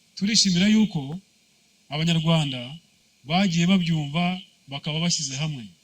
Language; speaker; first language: Kinyarwanda; early bilingual, heritage; Kinyarwanda